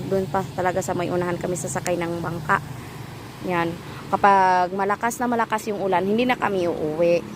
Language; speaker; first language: Filipino; non-native, local second language; Cebuano